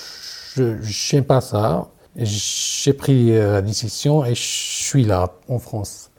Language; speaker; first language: French; non-native, learner; Arabic